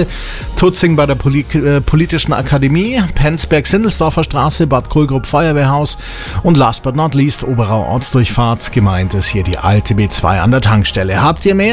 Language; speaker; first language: German; native; German